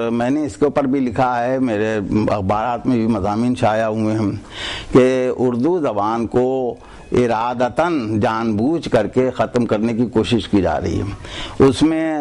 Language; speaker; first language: Urdu; native; Urdu